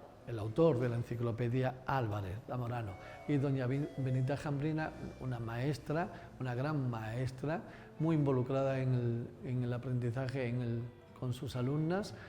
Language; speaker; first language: Spanish; native; Spanish